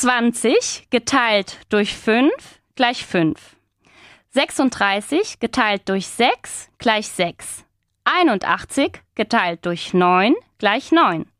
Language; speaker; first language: German; non-native, fluent; Spanish